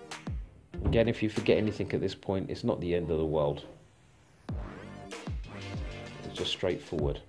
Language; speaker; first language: English; native; English